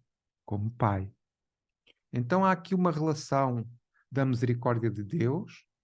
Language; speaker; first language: Portuguese; native; Portuguese